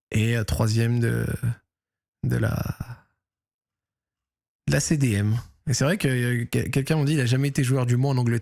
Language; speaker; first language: French; native; French